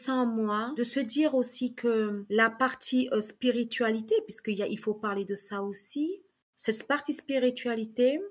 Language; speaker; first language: French; early bilingual, other home language; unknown